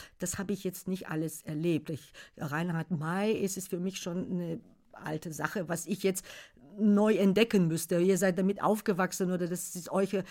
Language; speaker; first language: German; non-native, fluent; Bulgarian